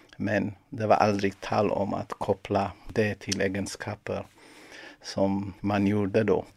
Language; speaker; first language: Swedish; non-native, fluent; Amharic